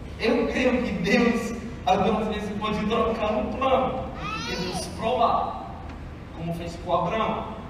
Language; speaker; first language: Portuguese; non-native, fluent; Italian